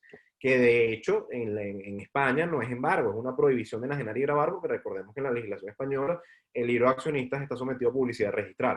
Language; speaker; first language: Spanish; native; Spanish